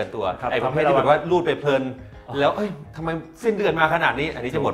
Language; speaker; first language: Thai; native; Thai